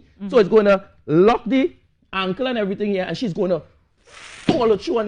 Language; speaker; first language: English; native; English